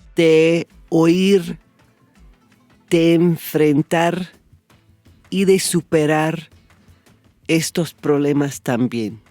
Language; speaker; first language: Spanish; non-native, fluent; English